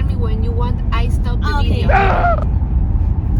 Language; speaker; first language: English; non-native, learner; Spanish